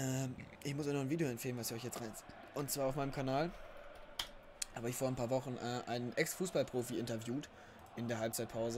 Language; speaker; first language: German; native; German